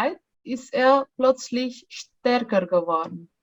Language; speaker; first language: German; non-native, fluent; Indonesian